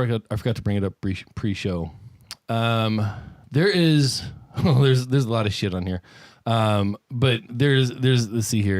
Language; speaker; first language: English; native; English